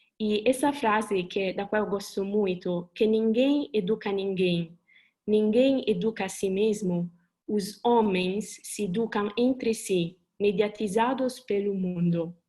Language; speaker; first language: Portuguese; non-native, fluent; Italian